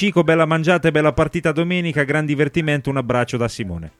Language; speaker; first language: Italian; native; Italian